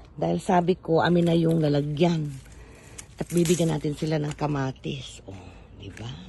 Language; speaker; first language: Filipino; non-native, local second language; Iloko